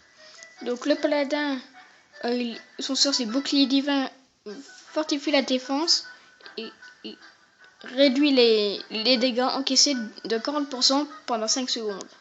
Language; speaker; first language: French; native; French